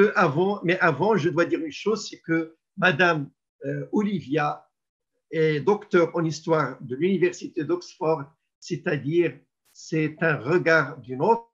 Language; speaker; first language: French; non-native, local second language; Arabic